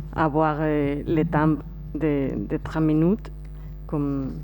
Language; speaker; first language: French; non-native, learner; Spanish